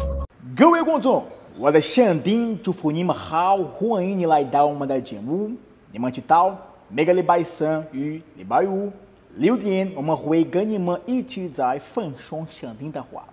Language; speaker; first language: Chinese; non-native, fluent; Portuguese